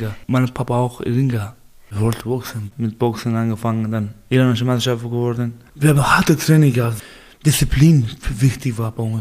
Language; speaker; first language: German; non-native, learner; Persian